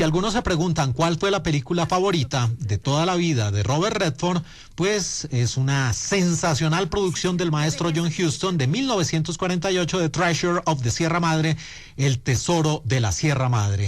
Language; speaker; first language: Spanish; native; Spanish